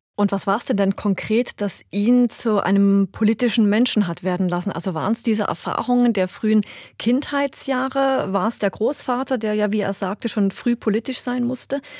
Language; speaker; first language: German; native; German